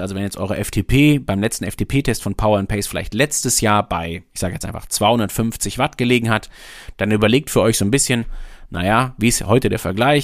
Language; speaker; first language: German; native; German